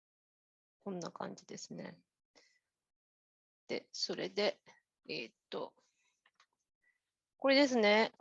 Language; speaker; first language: Japanese; native; Japanese